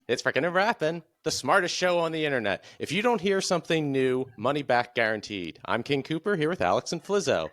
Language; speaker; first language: English; native; English